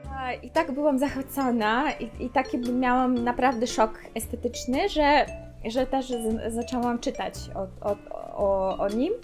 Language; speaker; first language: Polish; non-native, fluent; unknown